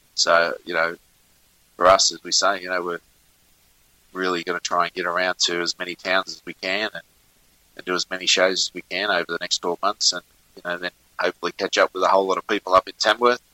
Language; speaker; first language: English; native; English